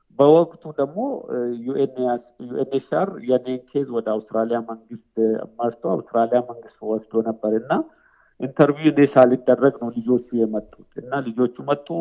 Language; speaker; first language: Amharic; non-native, local second language; Oromo